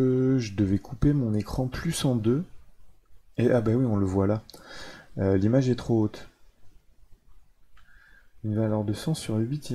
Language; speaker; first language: French; native; French